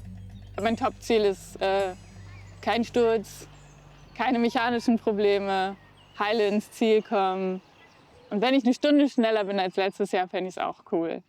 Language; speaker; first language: German; native; German